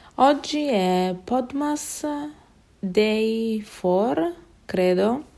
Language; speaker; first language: Italian; native; Italian